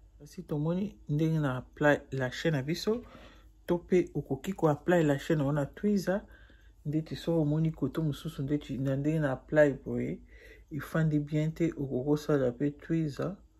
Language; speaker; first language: French; non-native, local second language; Lingala